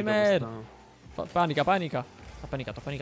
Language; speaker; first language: Italian; native; Italian